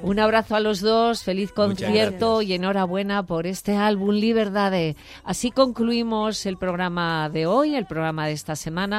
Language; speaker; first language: Spanish; native; Spanish